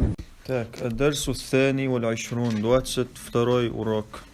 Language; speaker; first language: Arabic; non-native, fluent; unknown